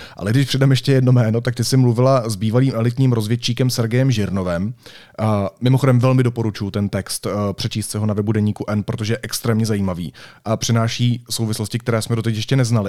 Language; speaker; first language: Czech; native; Czech